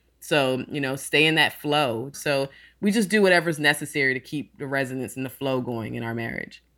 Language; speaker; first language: English; native; English